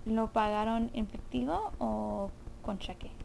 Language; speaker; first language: Spanish; early bilingual, heritage; Spanish